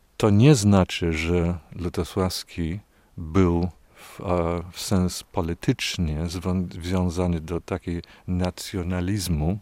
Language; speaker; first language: Polish; non-native, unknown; English